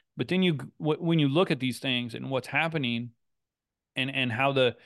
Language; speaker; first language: English; native; English